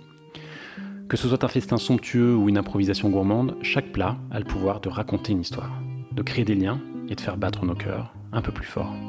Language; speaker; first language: French; native; French